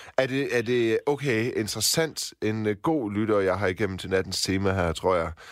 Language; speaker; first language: Danish; native; Danish